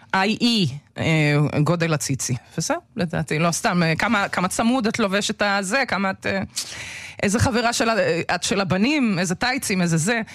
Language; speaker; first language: Hebrew; early bilingual, other home language; Russian